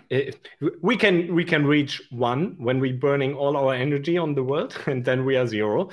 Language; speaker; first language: English; non-native, fluent; German